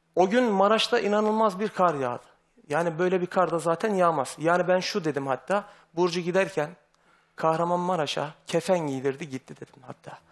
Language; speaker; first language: Turkish; native; Turkish